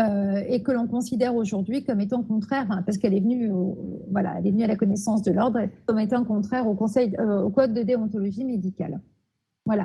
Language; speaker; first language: French; native; French